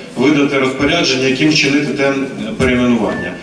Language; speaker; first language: Ukrainian; non-native, local second language; Russian